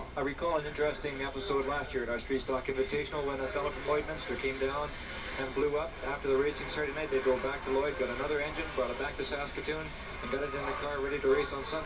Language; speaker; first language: English; native; English